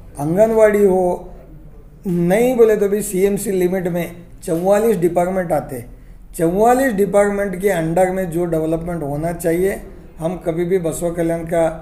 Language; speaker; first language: Hindi; non-native, local second language; Kannada